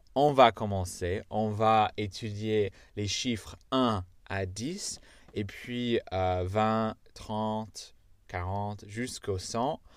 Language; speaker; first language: French; non-native, fluent; English